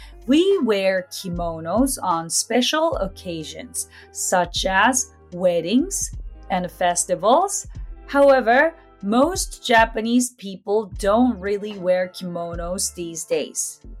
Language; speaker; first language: English; non-native, fluent; Japanese